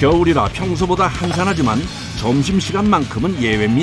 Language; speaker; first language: Korean; native; Korean